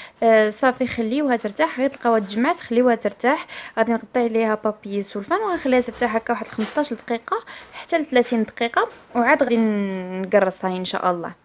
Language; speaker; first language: Arabic; native; Arabic